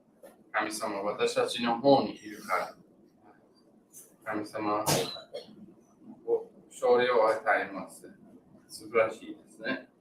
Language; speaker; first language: Japanese; non-native, learner; English